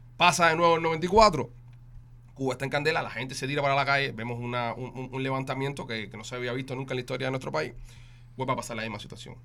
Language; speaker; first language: Spanish; native; Spanish